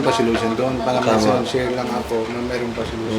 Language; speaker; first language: Filipino; non-native, learner; Punjabi